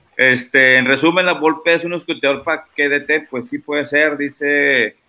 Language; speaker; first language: Spanish; native; Spanish